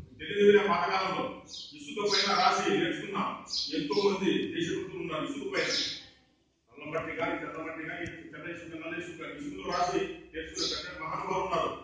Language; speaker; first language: Telugu; non-native, local second language; Urdu